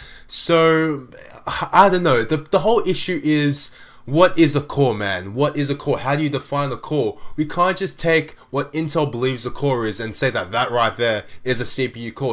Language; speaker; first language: English; native; English